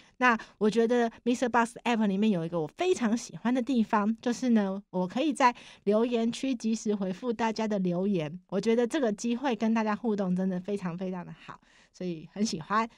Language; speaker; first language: Chinese; native; Chinese